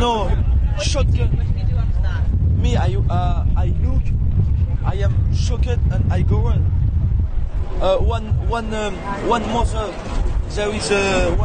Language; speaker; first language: English; non-native, learner; French